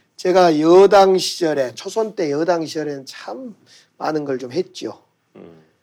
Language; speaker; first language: Korean; native; Korean